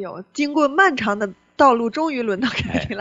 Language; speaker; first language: Chinese; native; Chinese